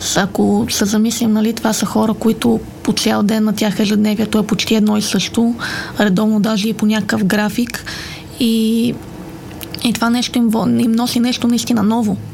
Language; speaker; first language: Bulgarian; native; Bulgarian